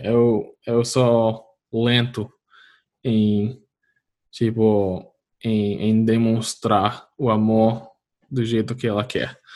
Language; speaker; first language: Portuguese; non-native, fluent; English